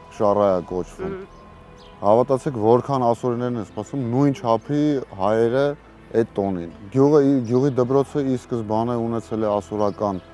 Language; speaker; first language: Armenian; native; Armenian